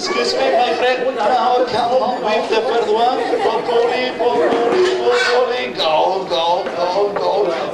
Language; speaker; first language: English; non-native, learner; Spanish